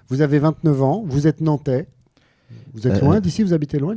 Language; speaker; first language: French; native; French